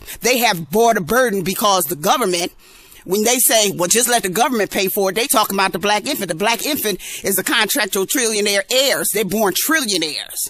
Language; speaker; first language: English; native; English